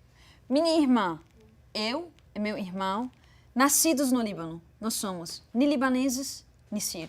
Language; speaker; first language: Portuguese; non-native, fluent; Arabic